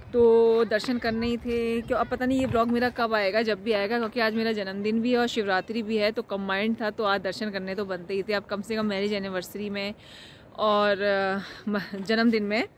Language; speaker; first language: Hindi; native; Hindi